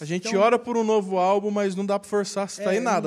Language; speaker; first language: Portuguese; native; Portuguese